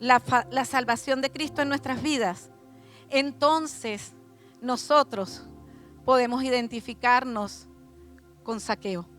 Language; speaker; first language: Spanish; native; Spanish